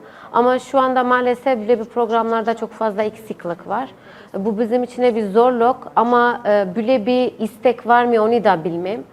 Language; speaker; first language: Turkish; non-native, local second language; Albanian